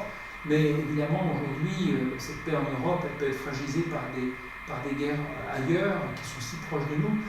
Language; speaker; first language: French; native; French